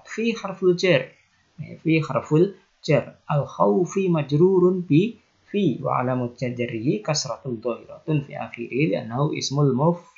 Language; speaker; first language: Arabic; non-native, fluent; Indonesian